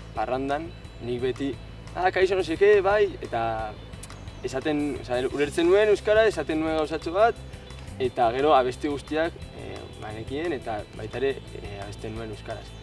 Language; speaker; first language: Basque; non-native, local second language; Spanish